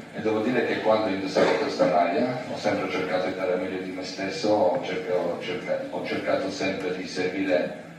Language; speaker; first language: Italian; non-native, fluent; Polish